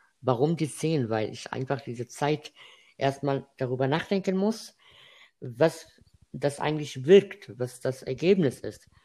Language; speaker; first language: German; non-native, fluent; Arabic